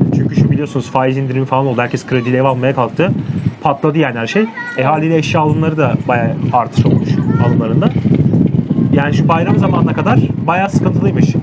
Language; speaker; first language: Turkish; native; Turkish